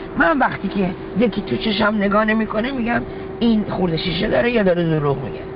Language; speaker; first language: Persian; early bilingual, heritage; Persian